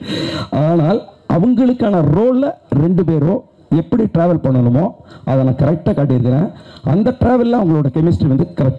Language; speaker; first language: Tamil; native; Tamil